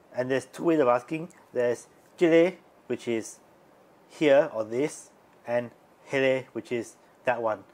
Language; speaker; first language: English; non-native, local second language; Min Nan Chinese